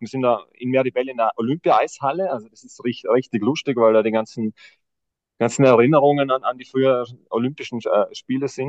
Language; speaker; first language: German; native; German